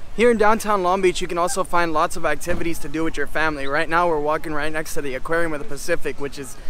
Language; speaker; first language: English; native; English